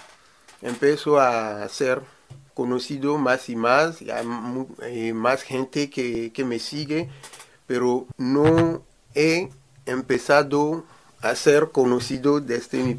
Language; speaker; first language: Spanish; non-native, learner; Ewe